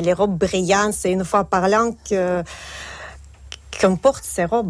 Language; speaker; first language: French; non-native, fluent; Russian